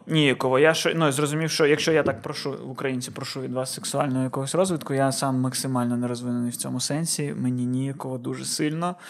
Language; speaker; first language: Ukrainian; non-native, local second language; Russian